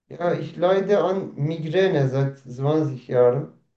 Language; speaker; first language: German; non-native, learner; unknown